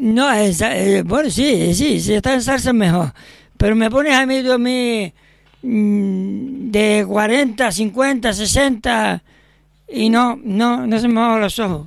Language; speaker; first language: Spanish; native; Spanish